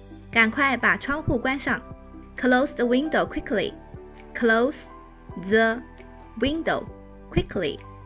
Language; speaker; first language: English; non-native, fluent; Chinese